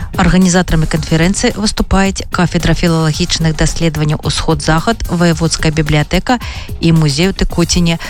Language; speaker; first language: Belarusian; native; Belarusian